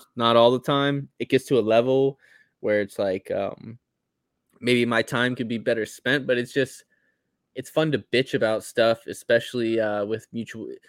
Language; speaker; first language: English; native; English